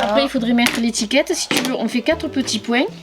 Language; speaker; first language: French; native; French